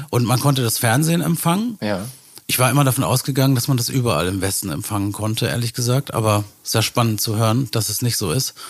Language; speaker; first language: German; native; German